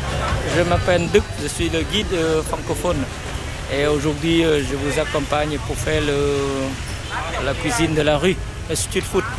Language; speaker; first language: French; non-native, fluent; Vietnamese